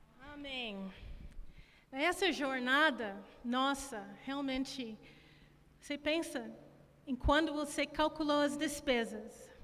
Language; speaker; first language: Portuguese; non-native, fluent; English